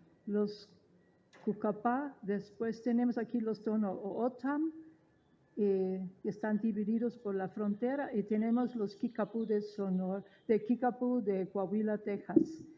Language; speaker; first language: Spanish; non-native, fluent; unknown